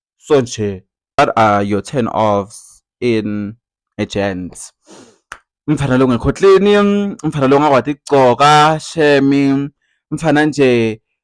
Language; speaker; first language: Zulu; non-native, local second language; Swati